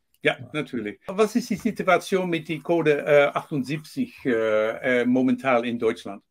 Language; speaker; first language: German; non-native, learner; Dutch